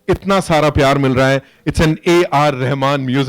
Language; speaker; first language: Hindi; native; Hindi